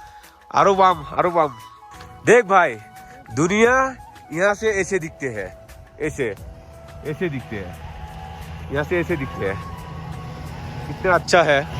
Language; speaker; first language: Hindi; non-native, local second language; Assamese